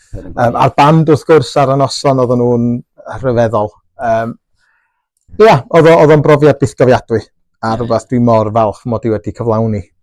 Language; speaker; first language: Welsh; non-native, local second language; English